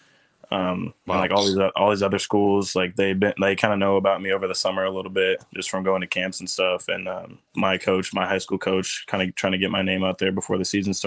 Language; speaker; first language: English; native; English